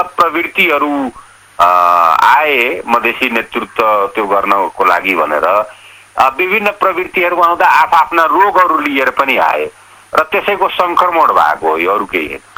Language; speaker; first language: Nepali; non-native, local second language; Awadhi